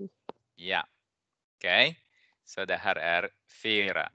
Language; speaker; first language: Swedish; non-native, fluent; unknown